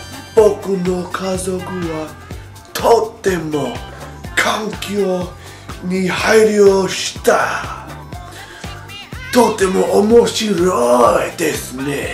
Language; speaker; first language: Japanese; non-native, learner; English